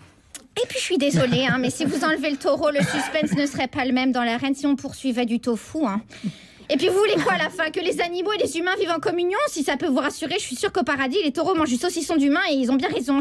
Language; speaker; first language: French; native; French